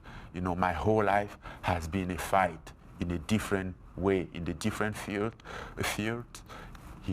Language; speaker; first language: English; non-native, fluent; French